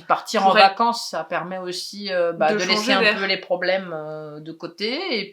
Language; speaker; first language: French; native; French